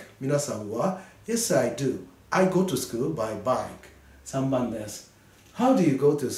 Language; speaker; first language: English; non-native, fluent; Japanese